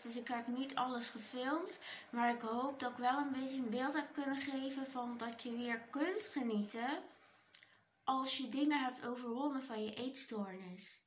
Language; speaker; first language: Dutch; native; Dutch